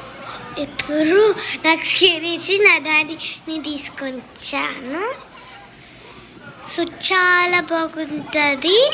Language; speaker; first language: Telugu; early bilingual, heritage; Telugu